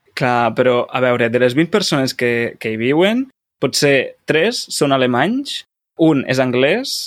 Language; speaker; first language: Catalan; native; Catalan